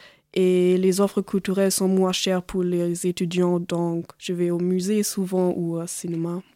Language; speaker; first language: French; non-native, learner; German